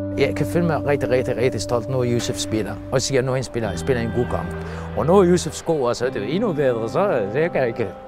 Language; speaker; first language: Danish; non-native, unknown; Arabic